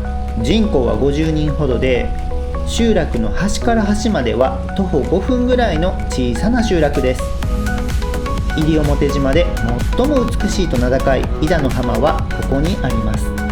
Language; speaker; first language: Japanese; native; Japanese